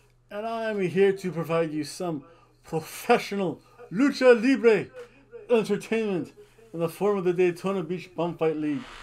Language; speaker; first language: English; native; English